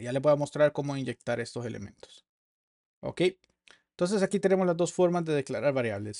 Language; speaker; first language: Spanish; native; Spanish